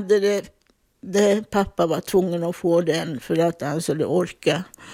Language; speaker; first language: Swedish; non-native, fluent; Italian